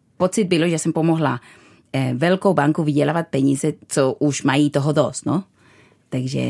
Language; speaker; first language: Czech; non-native, fluent; Spanish